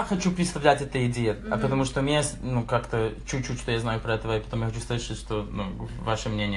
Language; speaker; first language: Russian; non-native, learner; English